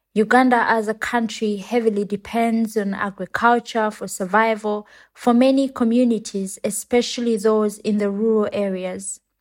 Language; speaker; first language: English; non-native, local second language; Ganda